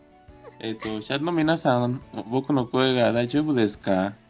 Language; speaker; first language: Japanese; non-native, learner; Spanish